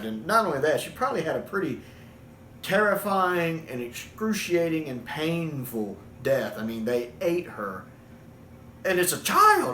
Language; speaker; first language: English; native; English